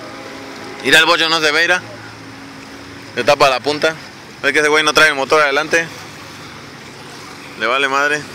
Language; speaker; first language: Spanish; native; Spanish